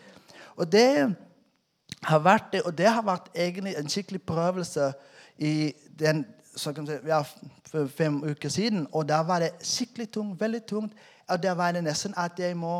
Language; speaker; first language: Norwegian; non-native, fluent; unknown